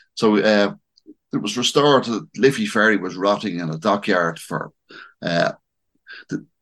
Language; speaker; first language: English; native; English